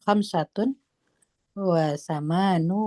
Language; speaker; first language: Arabic; non-native, learner; Indonesian